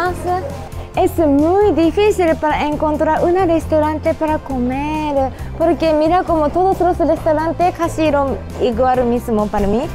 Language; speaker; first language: Spanish; non-native, learner; Japanese